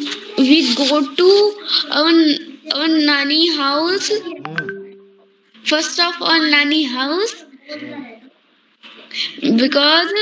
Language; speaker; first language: English; non-native, learner; Hindi